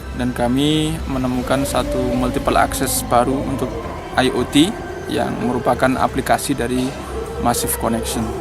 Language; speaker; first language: Indonesian; non-native, local second language; Javanese